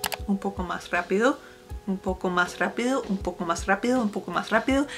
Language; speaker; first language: Spanish; non-native, fluent; English